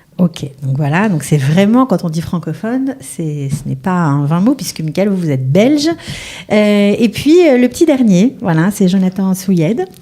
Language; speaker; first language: French; native; French